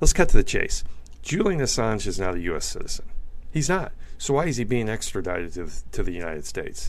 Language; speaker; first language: English; native; English